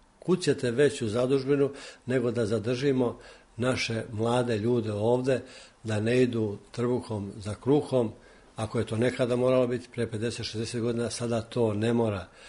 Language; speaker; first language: Serbian; native; Serbian